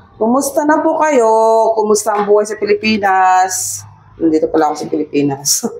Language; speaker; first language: Filipino; non-native, local second language; Iloko